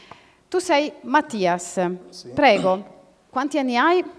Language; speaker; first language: Italian; native; Italian